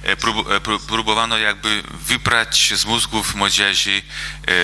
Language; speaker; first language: Polish; non-native, fluent; Hungarian